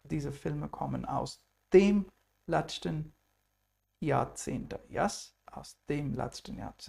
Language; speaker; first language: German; non-native, fluent; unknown